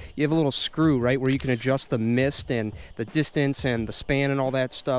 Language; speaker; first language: English; native; English